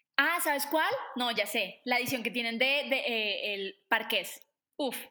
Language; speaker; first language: Spanish; native; Spanish